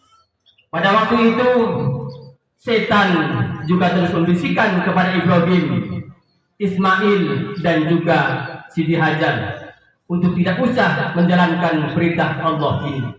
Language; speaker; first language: Indonesian; native; Indonesian